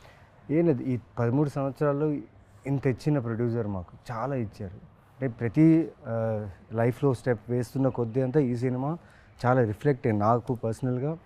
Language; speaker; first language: Telugu; native; Telugu